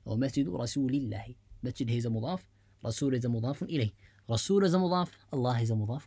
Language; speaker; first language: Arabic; non-native, fluent; English